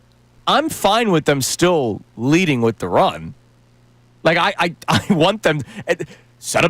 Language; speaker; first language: English; native; English